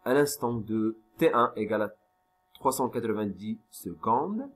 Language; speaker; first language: French; non-native, local second language; Arabic